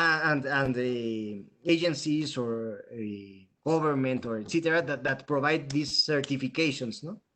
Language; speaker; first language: English; non-native, fluent; Spanish